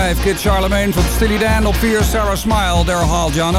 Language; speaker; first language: Dutch; native; Dutch